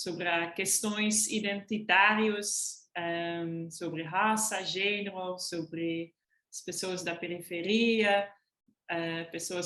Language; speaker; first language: Portuguese; non-native, fluent; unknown